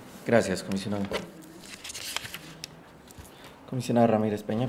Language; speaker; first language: Spanish; native; Spanish